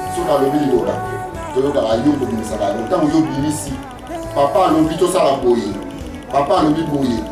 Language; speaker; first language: Lingala; native; Lingala